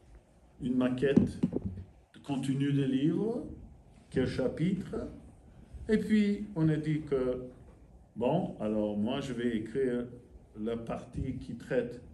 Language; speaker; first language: French; non-native, fluent; English